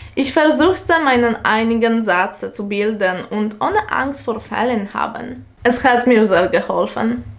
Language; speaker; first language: German; non-native, fluent; Polish